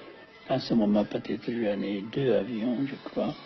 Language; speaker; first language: French; non-native, fluent; Amharic